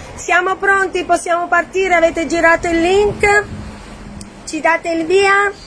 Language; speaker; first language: Italian; native; Italian